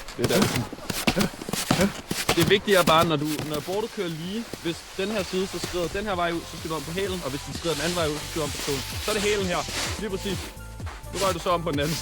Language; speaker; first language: Danish; native; Danish